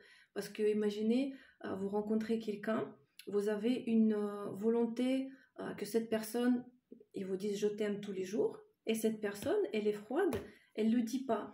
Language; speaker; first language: French; non-native, fluent; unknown